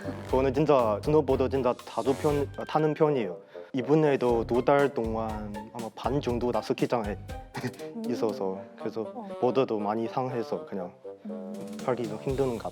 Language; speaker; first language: Korean; non-native, fluent; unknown